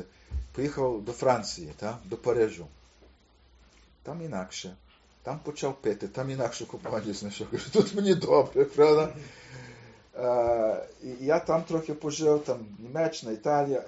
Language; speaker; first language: Ukrainian; early bilingual, heritage; Ukrainian